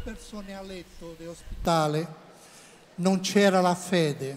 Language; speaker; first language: Italian; non-native, learner; Portuguese